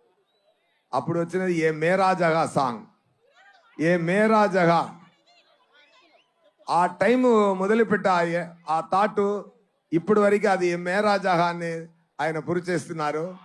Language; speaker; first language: Telugu; non-native, fluent; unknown